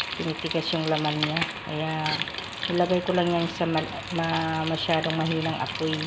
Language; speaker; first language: Filipino; non-native, local second language; Cebuano